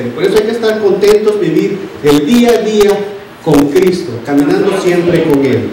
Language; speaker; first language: Spanish; native; Spanish